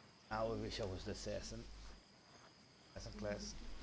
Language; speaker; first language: English; non-native, fluent; Dutch